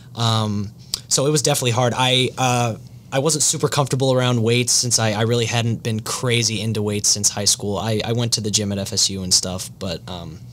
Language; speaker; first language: English; native; English